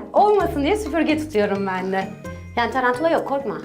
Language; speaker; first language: Turkish; native; Turkish